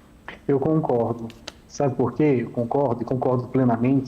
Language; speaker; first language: Portuguese; native; Portuguese